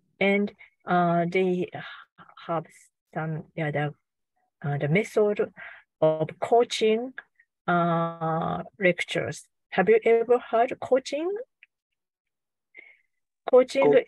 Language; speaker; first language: English; non-native, learner; Japanese